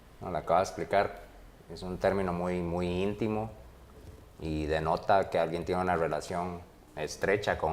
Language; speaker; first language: Spanish; native; Spanish